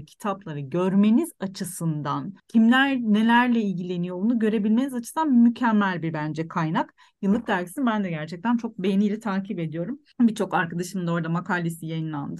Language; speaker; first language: Turkish; native; Turkish